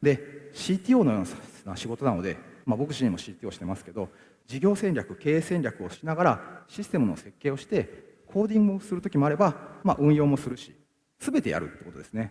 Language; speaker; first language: Japanese; native; Japanese